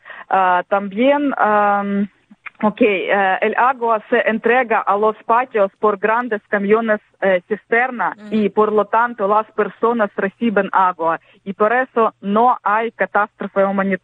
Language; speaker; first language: Spanish; non-native, learner; Ukrainian